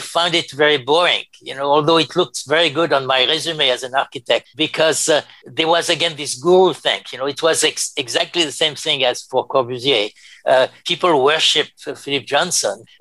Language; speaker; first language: English; non-native, fluent; French